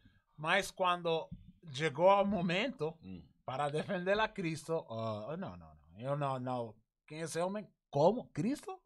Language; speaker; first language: Portuguese; non-native, learner; Spanish